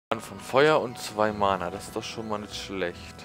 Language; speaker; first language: German; native; German